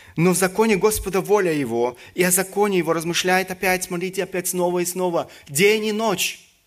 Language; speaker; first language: Russian; early bilingual, other home language; German